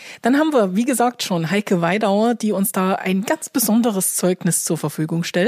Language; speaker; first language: German; native; German